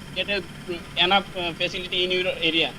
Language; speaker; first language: English; non-native, learner; Bangla